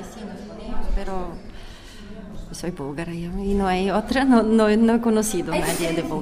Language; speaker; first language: Spanish; non-native, learner; Bulgarian